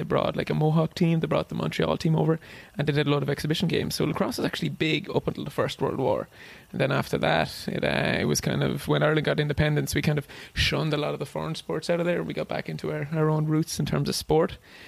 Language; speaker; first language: English; native; English